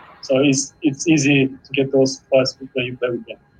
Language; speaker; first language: English; non-native, fluent; Turkish